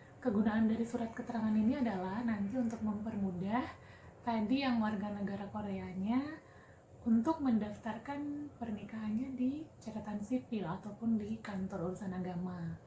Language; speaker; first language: Indonesian; native; Indonesian